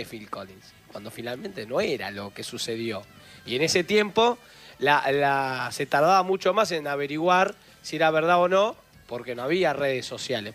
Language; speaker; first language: Spanish; native; Spanish